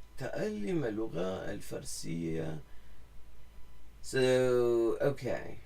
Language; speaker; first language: Arabic; non-native, learner; English